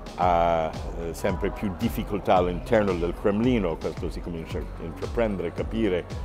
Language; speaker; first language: Italian; non-native, fluent; English